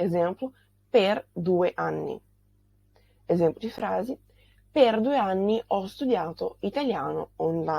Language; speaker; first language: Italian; non-native, fluent; Portuguese